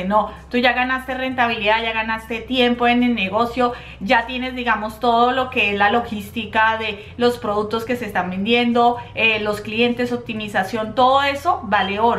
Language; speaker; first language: Spanish; native; Spanish